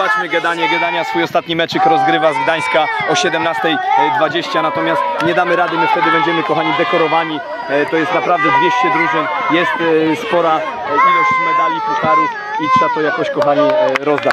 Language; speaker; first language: Polish; native; Polish